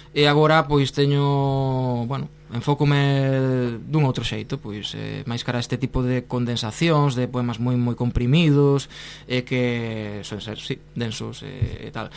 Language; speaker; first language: Galician; non-native, local second language; Spanish